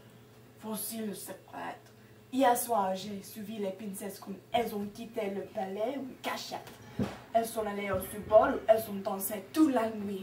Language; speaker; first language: French; non-native, learner; English